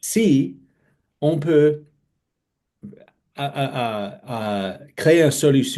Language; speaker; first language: French; non-native, fluent; English